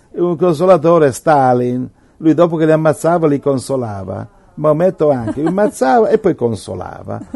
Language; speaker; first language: Italian; native; Italian